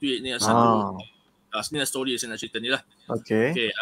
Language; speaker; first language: Malay; native; Malay